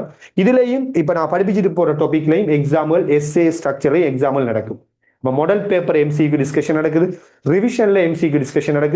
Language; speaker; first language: Tamil; native; Tamil